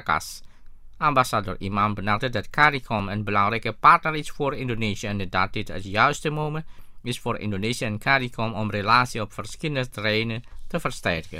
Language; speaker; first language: Dutch; non-native, fluent; Indonesian